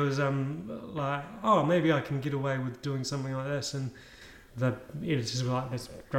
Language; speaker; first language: English; native; English